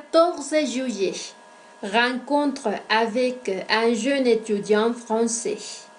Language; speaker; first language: French; non-native, fluent; Spanish